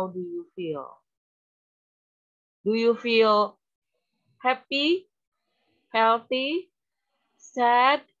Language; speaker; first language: English; non-native, fluent; Indonesian